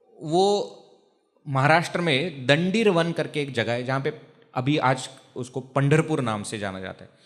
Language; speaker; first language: Hindi; non-native, local second language; Marathi